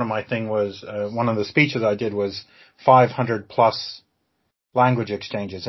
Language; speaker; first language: English; native; English